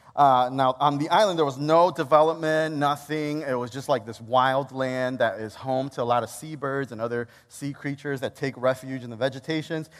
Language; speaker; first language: English; native; English